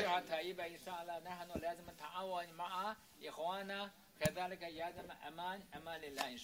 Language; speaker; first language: Arabic; non-native, learner; Chinese